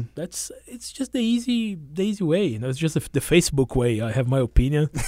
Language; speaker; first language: English; non-native, fluent; Portuguese